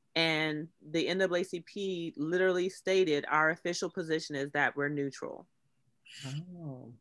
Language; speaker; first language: English; native; English